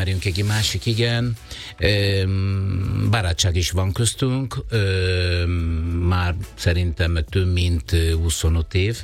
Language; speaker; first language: Hungarian; non-native, fluent; Italian